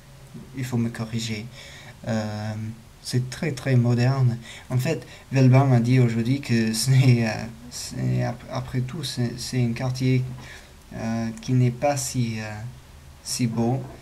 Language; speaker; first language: French; non-native, learner; English